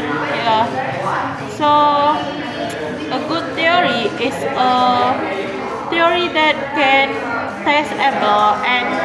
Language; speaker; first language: English; non-native, learner; Indonesian